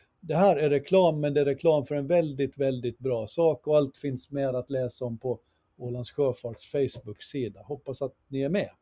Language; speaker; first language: Swedish; native; Swedish